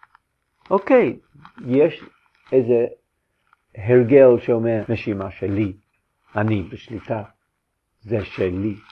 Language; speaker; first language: Hebrew; non-native, fluent; English